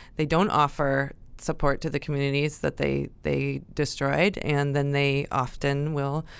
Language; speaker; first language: English; native; English